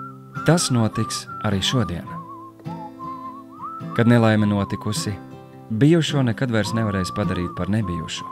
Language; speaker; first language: Latvian; native; Latvian